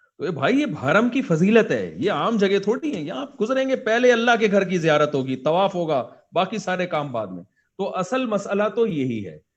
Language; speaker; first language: Urdu; native; Urdu